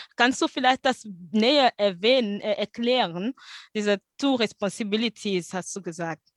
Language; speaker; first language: German; non-native, fluent; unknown